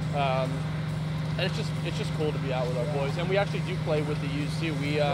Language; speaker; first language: English; native; English